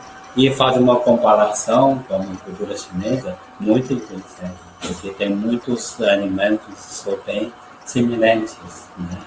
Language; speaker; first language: Portuguese; non-native, learner; Chinese